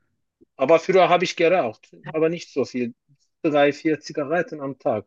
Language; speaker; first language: German; non-native, learner; Turkish